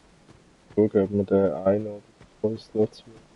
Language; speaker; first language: German; native; German